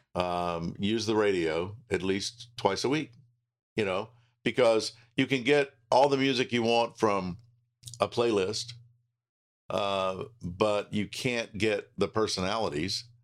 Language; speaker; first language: English; native; English